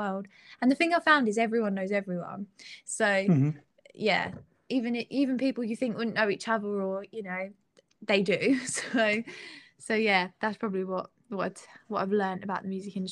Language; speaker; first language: English; native; English